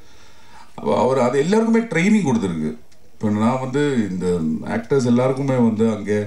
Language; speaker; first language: Tamil; non-native, learner; Malayalam